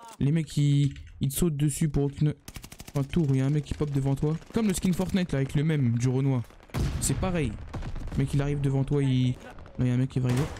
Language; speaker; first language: French; native; French